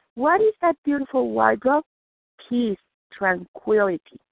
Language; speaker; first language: English; non-native, fluent; Spanish